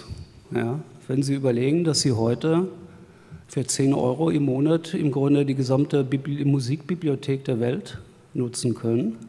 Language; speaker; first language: German; native; German